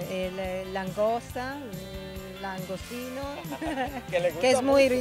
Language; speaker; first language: Spanish; non-native, learner; Italian